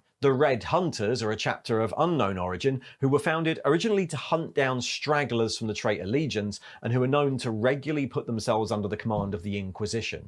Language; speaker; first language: English; native; English